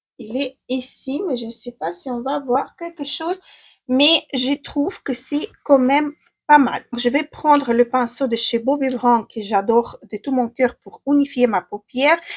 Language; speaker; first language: French; non-native, fluent; Ukrainian